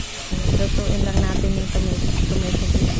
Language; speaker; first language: Filipino; native; Filipino